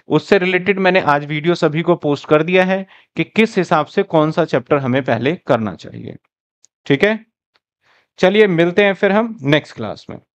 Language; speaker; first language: Hindi; native; Hindi